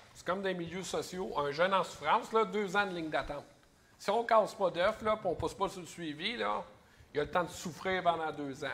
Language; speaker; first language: French; native; French